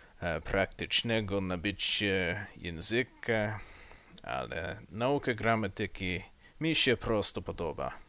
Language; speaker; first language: Polish; non-native, learner; English